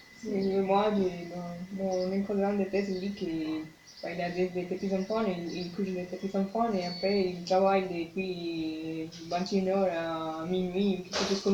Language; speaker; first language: French; non-native, learner; Spanish